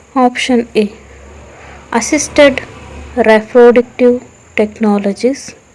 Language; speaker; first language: English; non-native, local second language; Kannada